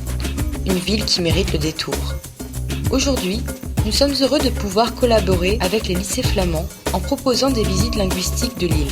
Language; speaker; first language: French; native; French